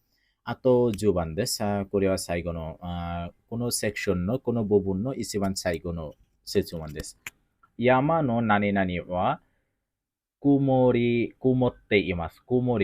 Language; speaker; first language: Japanese; non-native, learner; Bangla